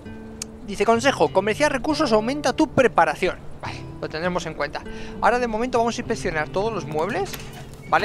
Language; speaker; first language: Spanish; native; Spanish